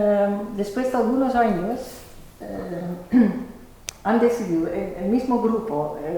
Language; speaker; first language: Spanish; non-native, fluent; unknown